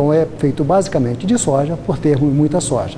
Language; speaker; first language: Portuguese; native; Portuguese